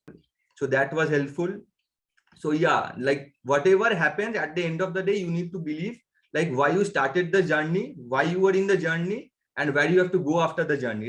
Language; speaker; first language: English; non-native, local second language; Bangla